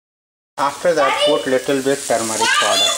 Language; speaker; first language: English; non-native, learner; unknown